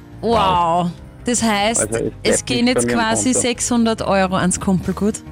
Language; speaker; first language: German; native; German